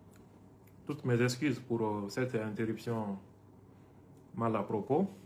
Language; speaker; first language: French; non-native, local second language; Bambara